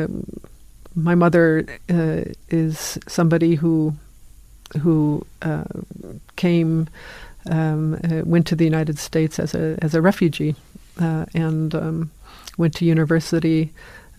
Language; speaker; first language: English; native; English